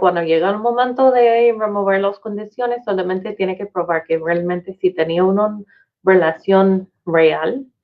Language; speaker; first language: Spanish; non-native, fluent; English